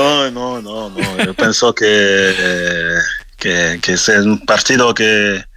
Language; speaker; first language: Spanish; non-native, fluent; French